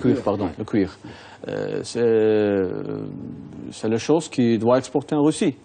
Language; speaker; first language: French; non-native, fluent; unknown